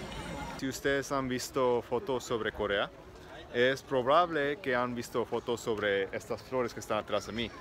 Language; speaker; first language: Spanish; early bilingual, heritage; Spanish